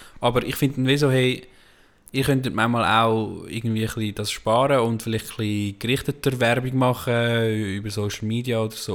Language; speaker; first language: German; native; German